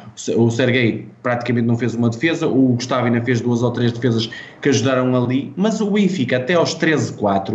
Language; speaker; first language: Portuguese; native; Portuguese